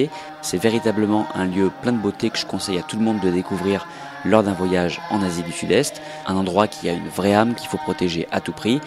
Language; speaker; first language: French; native; French